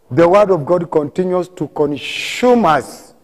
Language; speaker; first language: English; non-native, local second language; Swahili